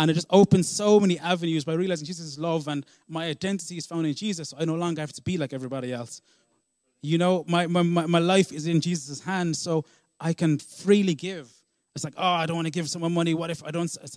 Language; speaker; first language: English; native; English